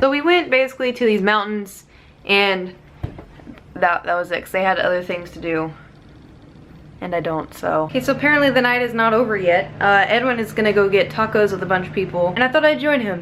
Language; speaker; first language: English; native; English